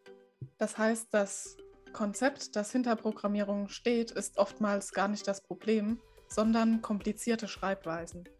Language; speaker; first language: German; native; German